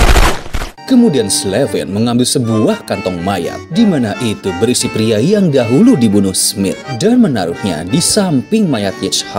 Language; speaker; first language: Indonesian; native; Indonesian